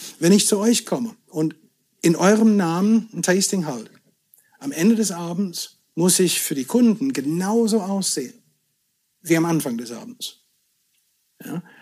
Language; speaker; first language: German; non-native, fluent; English